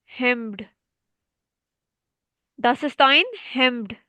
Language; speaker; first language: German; non-native, fluent; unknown